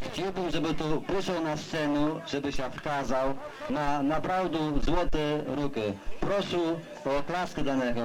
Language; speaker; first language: Polish; non-native, local second language; Rusyn